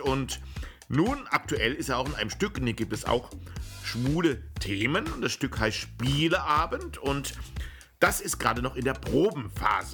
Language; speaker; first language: German; native; German